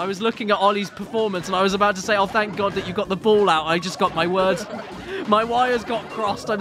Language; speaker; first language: English; native; English